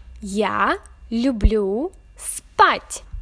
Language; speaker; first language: Russian; non-native, learner; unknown